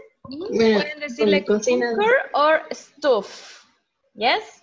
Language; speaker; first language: English; non-native, fluent; Spanish